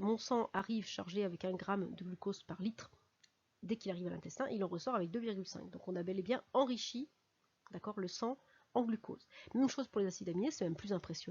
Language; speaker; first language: French; native; French